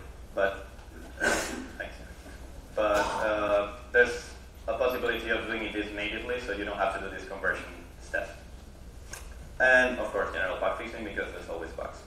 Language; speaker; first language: English; non-native, fluent; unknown